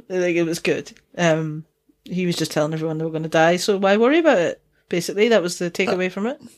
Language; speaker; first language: English; native; English